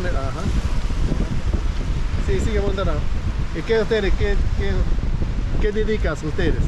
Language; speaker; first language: Spanish; non-native, learner; English